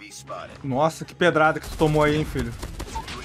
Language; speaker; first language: Portuguese; native; Portuguese